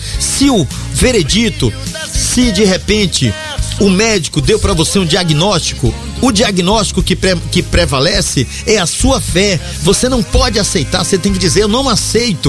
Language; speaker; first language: Portuguese; native; Portuguese